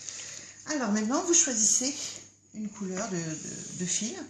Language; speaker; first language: French; native; French